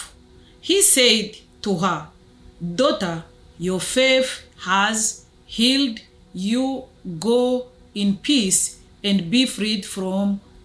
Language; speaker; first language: English; non-native, local second language; Kinyarwanda